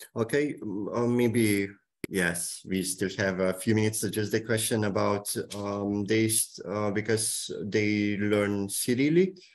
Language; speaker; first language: English; non-native, fluent; Slovenian